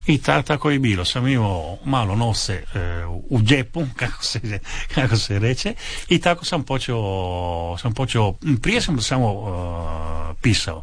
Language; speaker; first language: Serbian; non-native, fluent; Italian